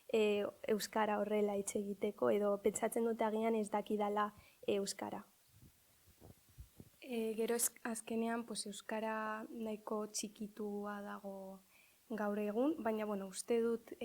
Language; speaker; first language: Basque; early bilingual, other home language; Arabic